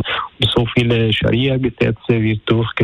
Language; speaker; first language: German; non-native, learner; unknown